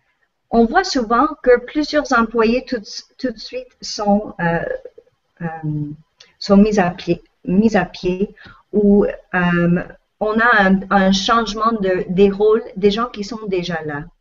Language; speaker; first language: French; non-native, local second language; English